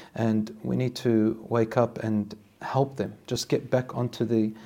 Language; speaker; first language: English; native; English